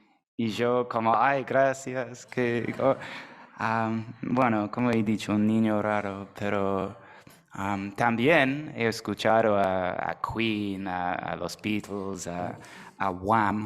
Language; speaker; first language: Spanish; non-native, fluent; English